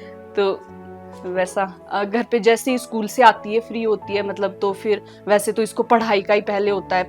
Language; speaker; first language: Hindi; native; Hindi